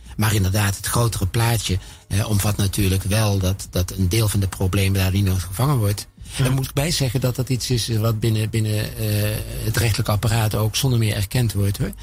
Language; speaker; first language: Dutch; native; Dutch